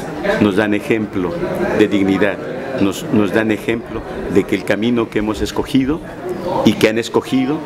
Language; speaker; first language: Spanish; native; Spanish